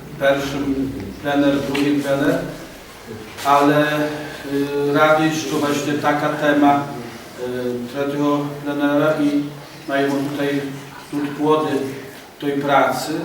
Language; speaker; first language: Polish; non-native, learner; Ukrainian